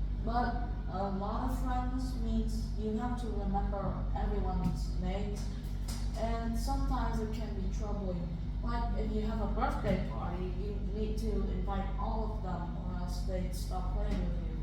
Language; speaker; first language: English; non-native, fluent; Vietnamese